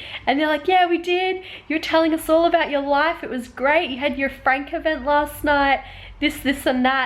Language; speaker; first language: English; native; English